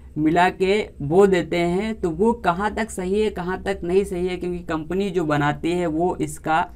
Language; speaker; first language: Hindi; native; Hindi